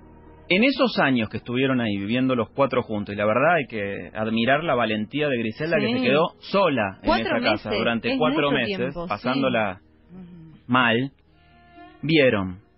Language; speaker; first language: Spanish; native; Spanish